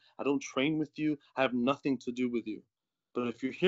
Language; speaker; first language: English; native; English